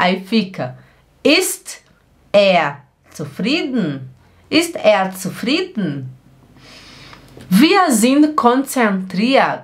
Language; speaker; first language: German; non-native, fluent; Portuguese